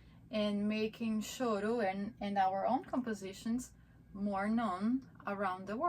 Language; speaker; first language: English; non-native, fluent; Portuguese